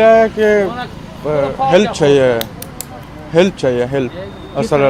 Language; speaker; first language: Hindi; non-native, learner; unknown